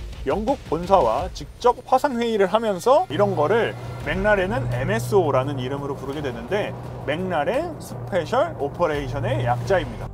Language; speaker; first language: Korean; native; Korean